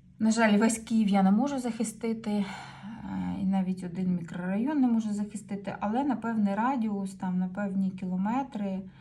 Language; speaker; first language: Ukrainian; non-native, local second language; Russian